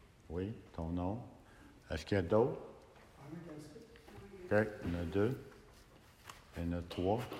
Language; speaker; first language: French; native; French